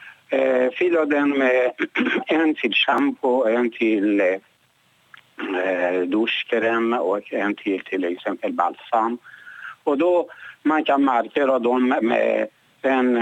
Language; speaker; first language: Swedish; non-native, learner; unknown